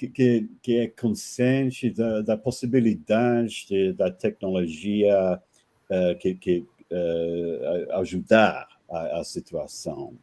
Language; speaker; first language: Portuguese; non-native, fluent; English